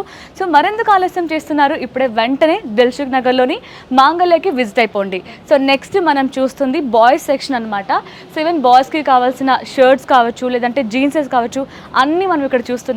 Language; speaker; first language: Telugu; native; Telugu